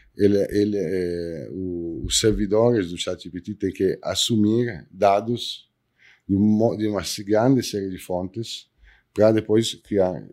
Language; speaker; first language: Portuguese; non-native, fluent; Italian